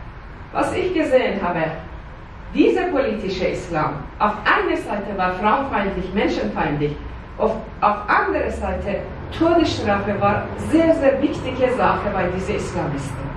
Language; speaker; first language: German; non-native, learner; Persian